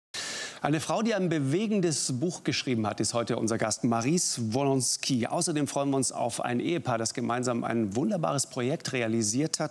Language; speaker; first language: German; native; German